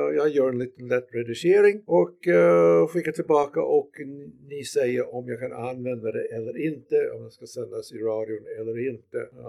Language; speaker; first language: Swedish; non-native, fluent; English